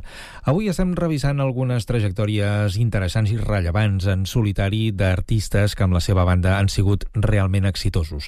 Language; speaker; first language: Catalan; native; Catalan